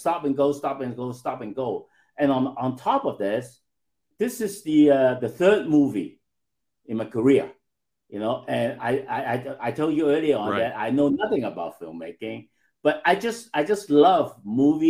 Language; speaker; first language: English; non-native, local second language; Cantonese